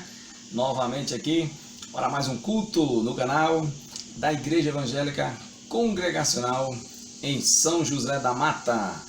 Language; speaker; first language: Portuguese; native; Portuguese